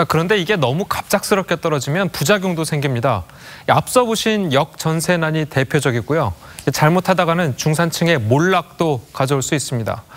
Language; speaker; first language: Korean; native; Korean